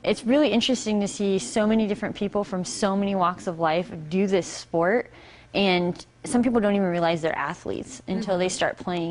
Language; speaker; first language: English; native; English